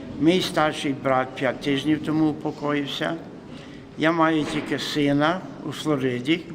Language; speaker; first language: Ukrainian; early bilingual, heritage; Ukrainian